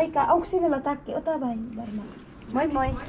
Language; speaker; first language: Finnish; non-native, learner; Waray